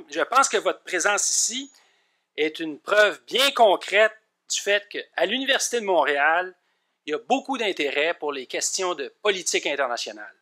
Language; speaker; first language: French; native; French